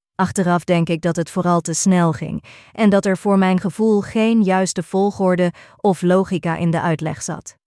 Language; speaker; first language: Dutch; native; Dutch